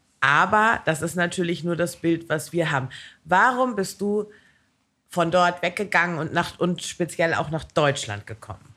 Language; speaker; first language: German; native; German